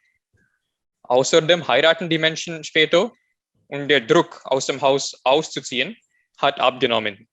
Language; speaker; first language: German; non-native, learner; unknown